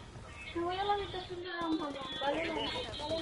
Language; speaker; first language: Spanish; native; Spanish